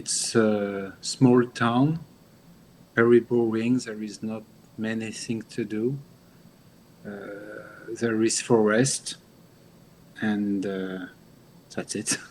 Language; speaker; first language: English; non-native, learner; French